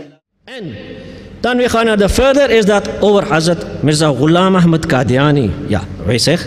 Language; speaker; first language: Dutch; non-native, learner; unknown